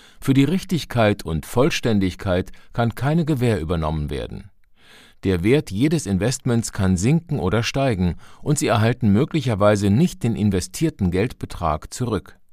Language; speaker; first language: German; native; German